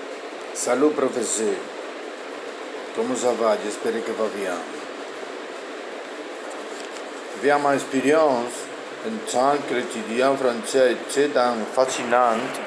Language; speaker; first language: French; non-native, learner; Spanish